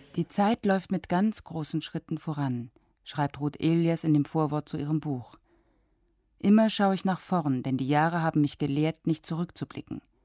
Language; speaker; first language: German; native; German